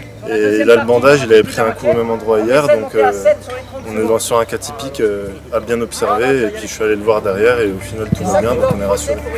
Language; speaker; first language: French; native; French